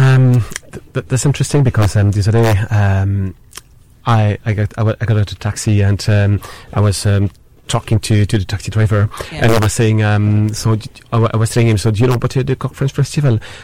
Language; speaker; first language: English; non-native, fluent; French